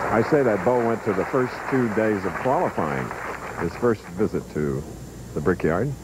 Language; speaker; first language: English; native; English